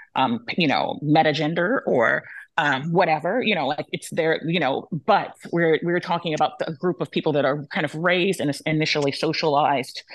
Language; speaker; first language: English; native; English